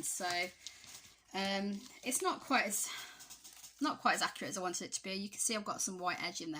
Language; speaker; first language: English; native; English